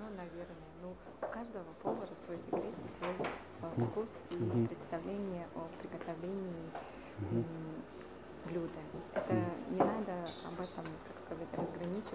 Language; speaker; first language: Russian; non-native, local second language; Tuvinian